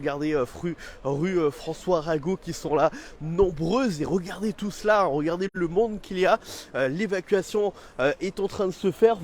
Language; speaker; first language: French; native; French